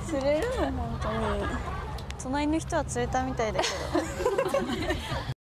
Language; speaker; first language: Japanese; native; Japanese